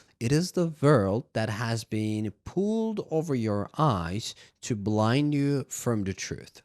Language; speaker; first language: English; non-native, fluent; Turkish